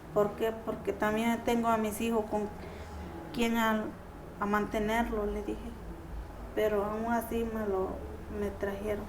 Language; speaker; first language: Spanish; non-native, local second language; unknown